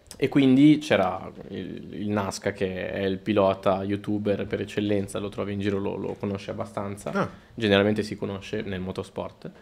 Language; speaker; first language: Italian; early bilingual, other home language; Spanish